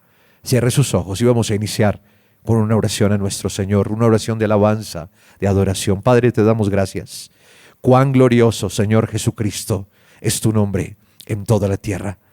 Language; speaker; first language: Spanish; native; Spanish